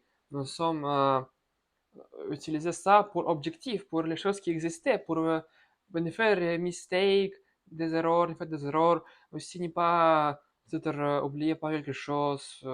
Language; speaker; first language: French; non-native, learner; Russian